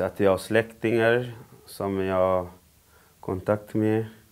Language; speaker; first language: Swedish; non-native, fluent; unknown